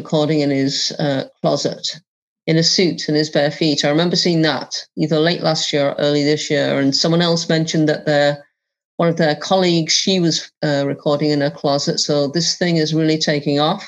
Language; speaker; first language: English; native; English